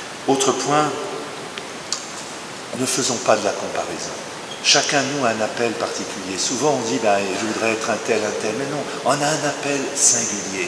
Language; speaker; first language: French; native; French